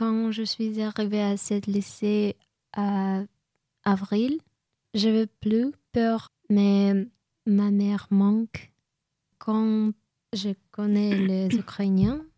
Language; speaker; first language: French; non-native, learner; Ukrainian